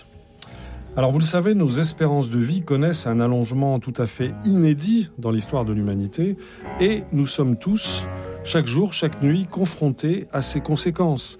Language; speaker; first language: French; native; French